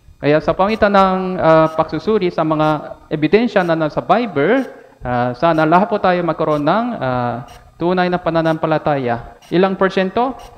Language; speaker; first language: Filipino; non-native, fluent; Korean